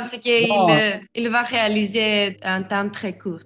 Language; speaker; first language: French; non-native, learner; Greek